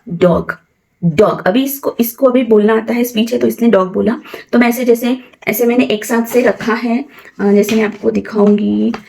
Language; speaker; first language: Hindi; non-native, local second language; Marathi